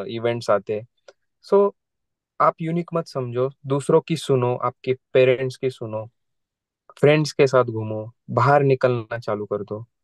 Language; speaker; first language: Hindi; non-native, local second language; Marathi